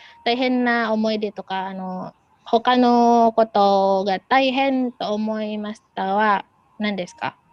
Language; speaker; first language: Japanese; non-native, learner; Indonesian